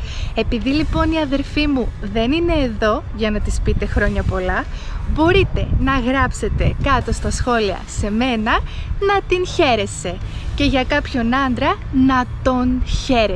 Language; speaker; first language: Greek; native; Greek